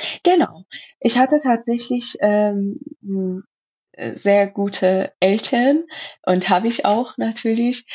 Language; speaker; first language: German; non-native, learner; Persian